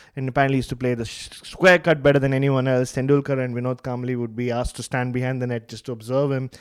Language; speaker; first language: English; non-native, local second language; Tamil